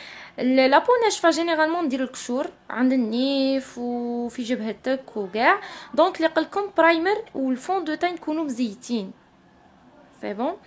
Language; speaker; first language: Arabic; native; Arabic